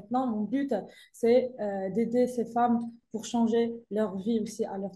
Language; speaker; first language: French; non-native, local second language; Arabic